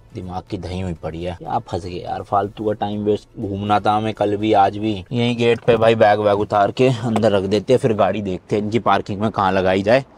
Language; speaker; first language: Hindi; native; Hindi